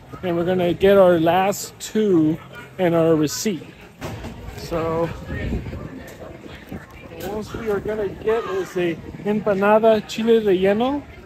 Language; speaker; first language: English; early bilingual, other home language; Spanish